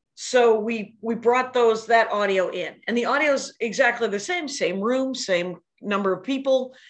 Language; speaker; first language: English; native; English